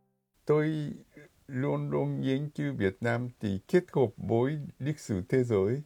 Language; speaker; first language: Vietnamese; non-native, fluent; Japanese